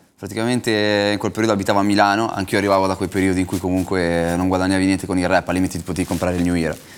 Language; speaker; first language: Italian; native; Italian